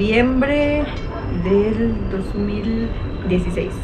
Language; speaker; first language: Spanish; native; Spanish